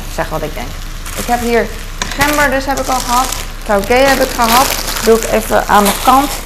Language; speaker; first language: Dutch; early bilingual, other home language; Cantonese